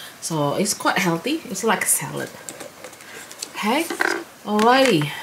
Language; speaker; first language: English; non-native, fluent; Indonesian